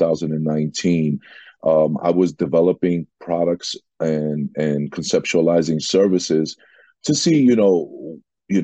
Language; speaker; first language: English; native; English